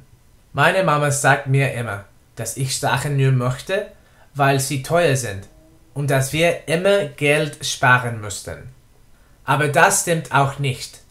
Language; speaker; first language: German; non-native, learner; English